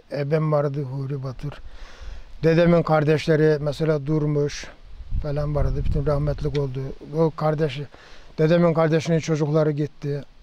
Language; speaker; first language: Turkish; native; Turkish